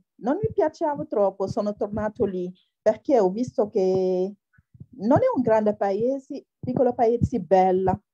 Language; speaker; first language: Italian; non-native, learner; Wolof